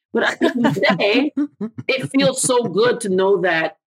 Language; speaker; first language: English; native; English